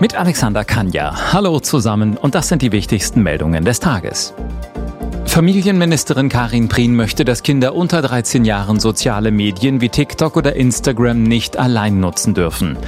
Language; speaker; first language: German; native; German